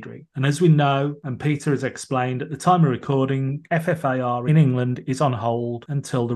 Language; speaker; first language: English; native; English